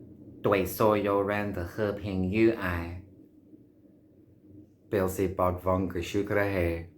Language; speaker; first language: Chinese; non-native, learner; English